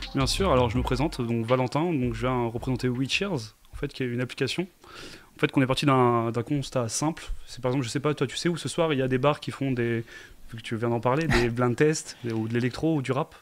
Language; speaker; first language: French; native; French